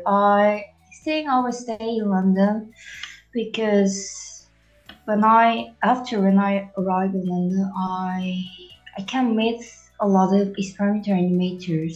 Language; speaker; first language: English; non-native, learner; Korean